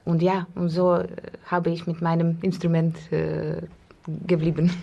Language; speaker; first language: German; non-native, learner; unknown